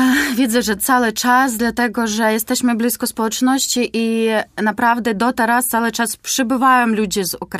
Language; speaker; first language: Polish; non-native, learner; Ukrainian